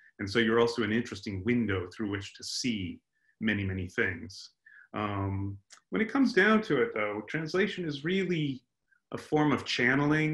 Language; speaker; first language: English; native; English